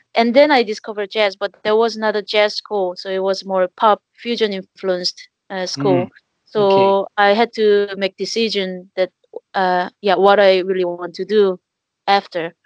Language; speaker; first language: English; non-native, fluent; Korean